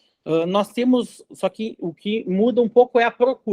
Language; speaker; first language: Portuguese; native; Portuguese